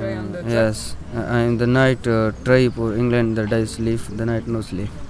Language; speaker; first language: English; non-native, learner; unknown